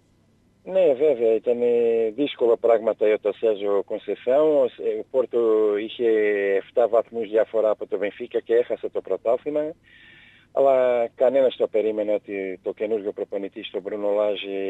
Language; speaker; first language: Greek; non-native, learner; Portuguese